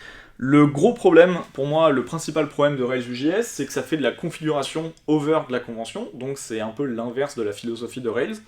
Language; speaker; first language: French; native; French